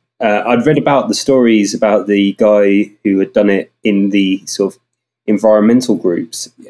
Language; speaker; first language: English; native; English